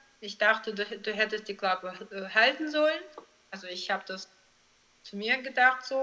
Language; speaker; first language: German; non-native, fluent; Russian